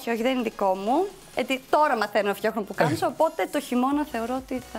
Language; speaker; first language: Greek; native; Greek